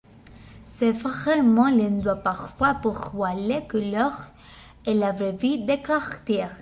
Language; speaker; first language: French; non-native, learner; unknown